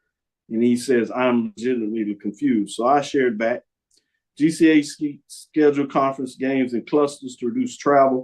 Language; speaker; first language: English; native; English